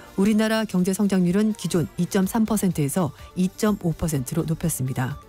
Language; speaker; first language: Korean; native; Korean